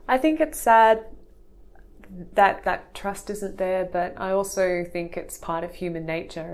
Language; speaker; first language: English; native; English